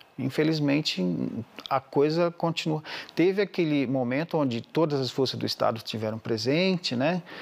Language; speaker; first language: Portuguese; non-native, local second language; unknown